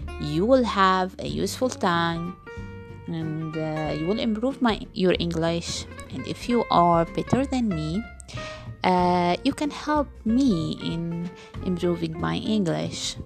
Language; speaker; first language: English; non-native, learner; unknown